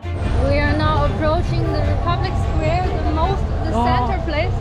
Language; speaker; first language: English; non-native, fluent; Chinese